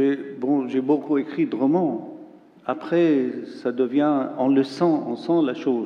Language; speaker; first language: French; non-native, local second language; Arabic